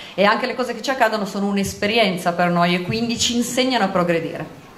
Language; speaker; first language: Italian; native; Italian